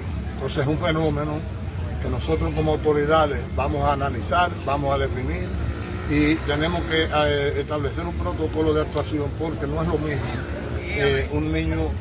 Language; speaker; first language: Spanish; native; Spanish